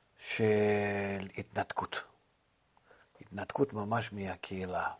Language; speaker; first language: Hebrew; non-native, fluent; Russian